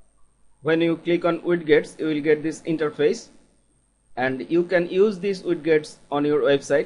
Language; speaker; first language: English; non-native, local second language; Bangla